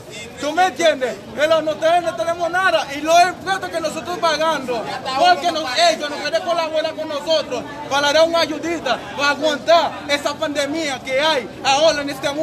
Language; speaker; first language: Spanish; non-native, learner; Haitian Creole